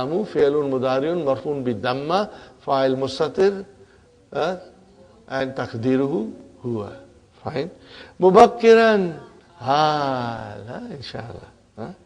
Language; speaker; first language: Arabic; non-native, fluent; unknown